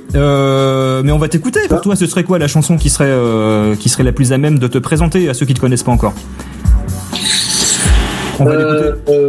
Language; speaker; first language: French; native; French